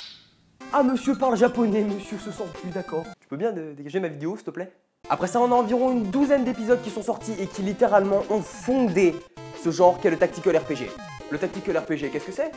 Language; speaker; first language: French; native; French